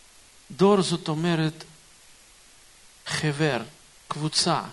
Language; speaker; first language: Hebrew; non-native, fluent; Russian